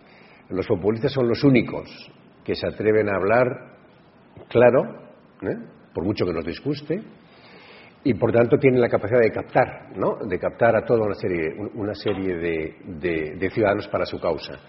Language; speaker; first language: Spanish; native; Spanish